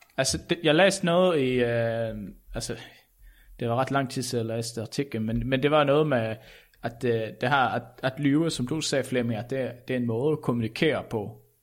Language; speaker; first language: Danish; native; Danish